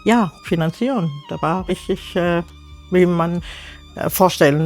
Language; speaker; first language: German; non-native, learner; Arabic